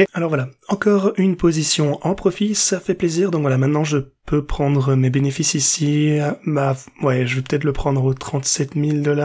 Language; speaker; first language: French; native; French